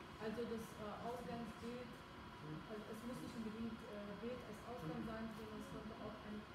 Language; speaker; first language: German; early bilingual, other home language; Russian